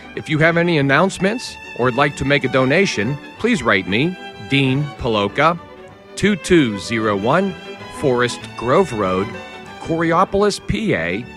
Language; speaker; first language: English; native; English